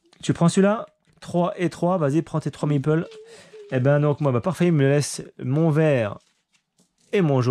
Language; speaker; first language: French; native; French